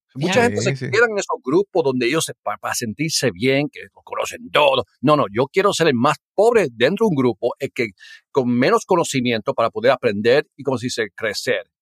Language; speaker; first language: Spanish; early bilingual, heritage; Spanish